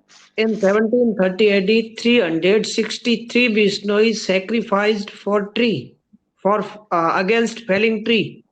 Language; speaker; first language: English; non-native, learner; Rajasthani